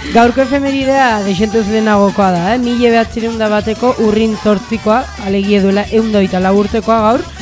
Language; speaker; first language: Basque; native; Basque